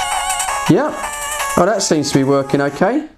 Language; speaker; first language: English; native; English